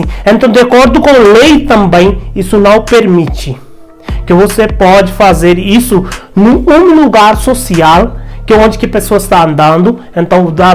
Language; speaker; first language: Portuguese; non-native, learner; Hindi